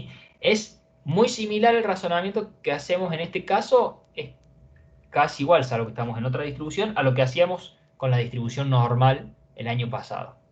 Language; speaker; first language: Spanish; native; Spanish